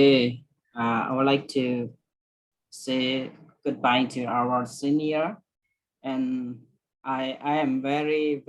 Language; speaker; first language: English; non-native, learner; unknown